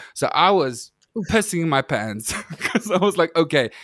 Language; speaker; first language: English; non-native, local second language; Afrikaans